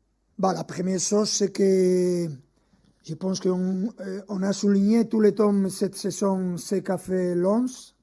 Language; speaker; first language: French; non-native, fluent; Spanish